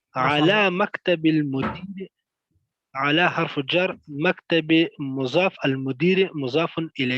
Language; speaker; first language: Arabic; non-native, learner; Pashto